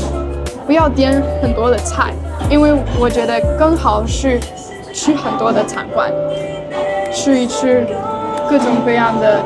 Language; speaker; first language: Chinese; non-native, learner; English